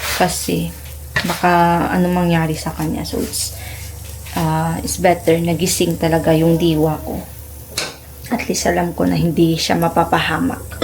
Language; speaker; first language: Filipino; non-native, local second language; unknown